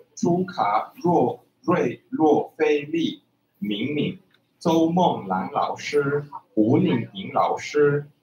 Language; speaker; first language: Chinese; non-native, fluent; Spanish